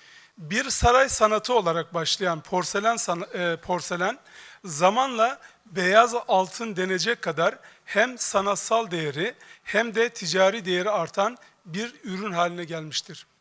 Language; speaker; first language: Turkish; native; Turkish